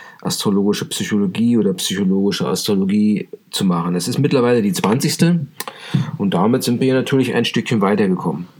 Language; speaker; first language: German; native; German